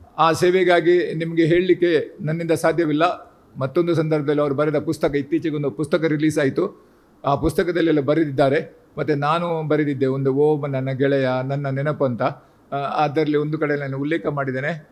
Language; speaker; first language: Kannada; non-native, local second language; Tulu